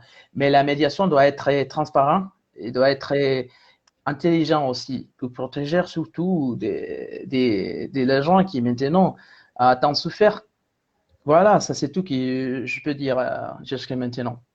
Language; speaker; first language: French; non-native, fluent; Spanish